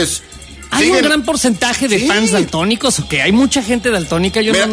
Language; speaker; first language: Spanish; native; Spanish